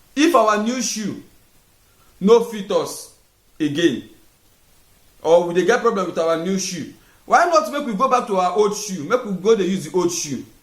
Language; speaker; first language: Nigerian Pidgin; non-native, local second language; Igbo